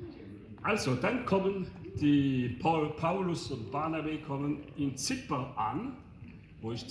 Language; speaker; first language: German; non-native, local second language; French